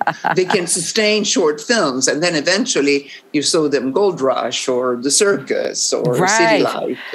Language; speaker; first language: English; non-native, fluent; Italian